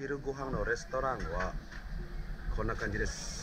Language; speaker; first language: Japanese; non-native, fluent; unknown